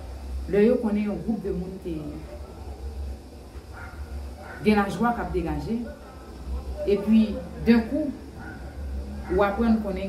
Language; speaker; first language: French; non-native, learner; Haitian Creole